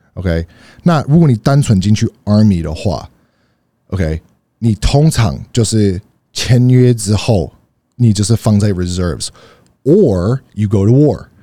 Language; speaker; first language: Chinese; early bilingual, heritage; Chinese